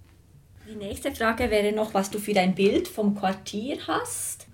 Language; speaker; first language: German; native; German